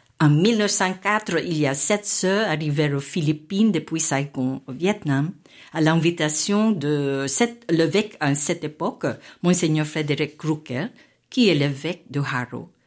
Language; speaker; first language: French; non-native, fluent; Filipino